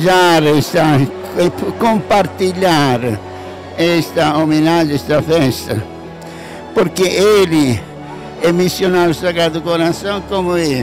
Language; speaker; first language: Portuguese; non-native, fluent; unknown